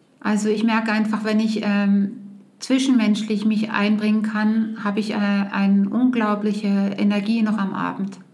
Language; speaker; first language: German; native; German